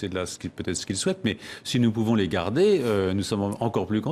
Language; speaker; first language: French; native; French